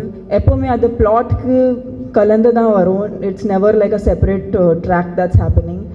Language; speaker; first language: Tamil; non-native, fluent; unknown